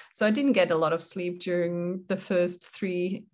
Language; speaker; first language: English; non-native, fluent; German